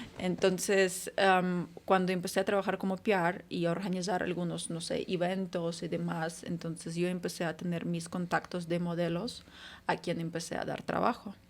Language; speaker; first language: Spanish; non-native, fluent; Ukrainian